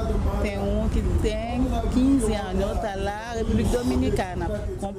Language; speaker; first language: Portuguese; non-native, learner; Haitian Creole